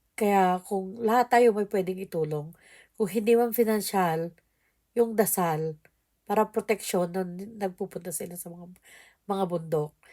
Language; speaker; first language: Filipino; native; Filipino